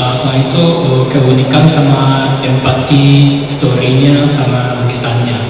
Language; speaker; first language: Indonesian; non-native, fluent; Japanese